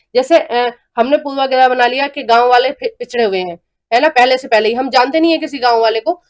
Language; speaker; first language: Hindi; native; Hindi